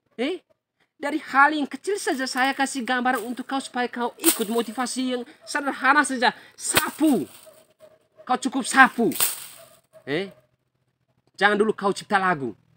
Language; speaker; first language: Indonesian; non-native, local second language; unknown